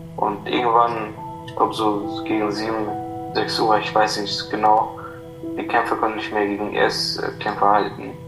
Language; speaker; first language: German; non-native, fluent; Kurdish